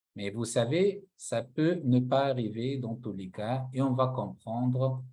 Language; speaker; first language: French; non-native, local second language; Arabic